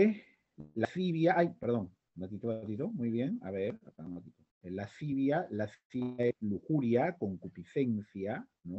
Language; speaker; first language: Spanish; native; Spanish